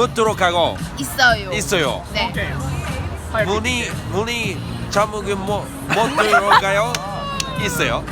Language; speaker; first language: Korean; non-native, learner; Japanese